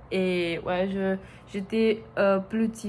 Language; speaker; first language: French; non-native, learner; Portuguese